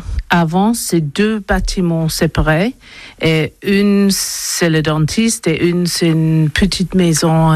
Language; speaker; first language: French; non-native, learner; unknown